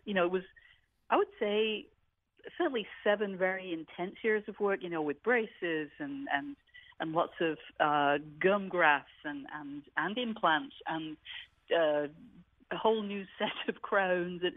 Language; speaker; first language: English; native; English